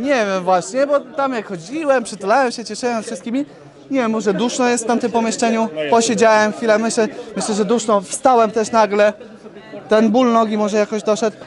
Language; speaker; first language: Polish; native; Polish